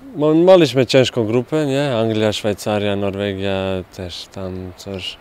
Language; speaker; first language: Polish; non-native, fluent; Bosnian